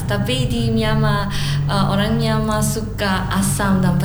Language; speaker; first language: Indonesian; non-native, learner; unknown